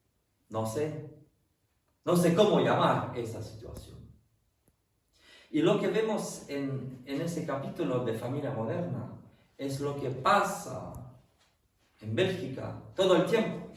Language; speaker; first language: Spanish; non-native, fluent; French